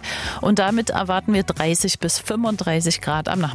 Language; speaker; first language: German; native; German